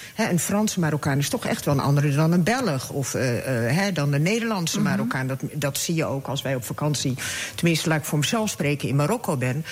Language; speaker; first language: Dutch; early bilingual, other home language; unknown